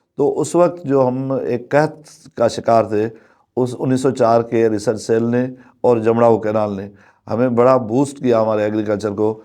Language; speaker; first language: Urdu; non-native, local second language; Sindhi